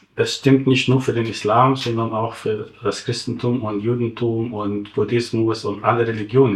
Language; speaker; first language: German; non-native, fluent; Arabic